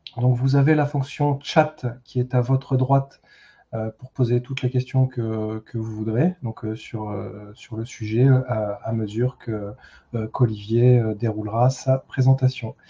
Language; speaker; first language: French; native; French